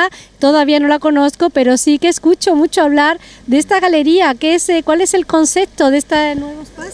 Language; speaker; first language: Spanish; native; Spanish